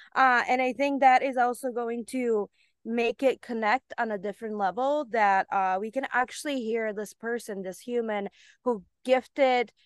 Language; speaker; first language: English; early bilingual, other home language; Bulgarian